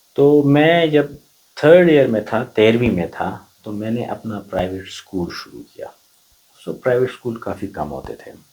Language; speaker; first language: Urdu; non-native, local second language; Pashto